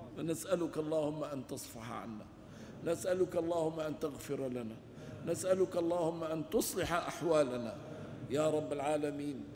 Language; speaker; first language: Arabic; non-native, local second language; Kurdish